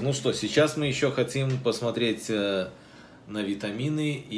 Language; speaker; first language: Russian; native; Russian